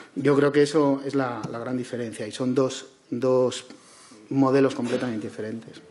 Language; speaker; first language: Spanish; native; Spanish